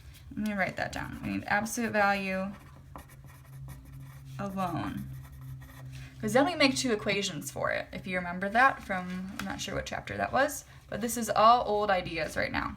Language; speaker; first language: English; native; English